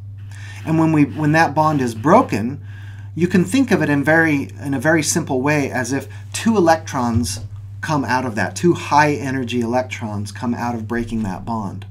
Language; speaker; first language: English; native; English